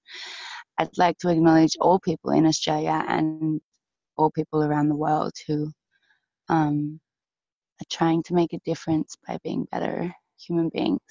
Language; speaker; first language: English; native; English